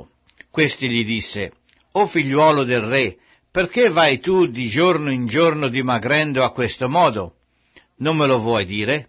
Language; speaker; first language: Italian; native; Italian